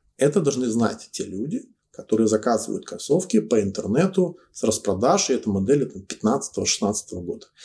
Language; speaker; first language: Russian; native; Russian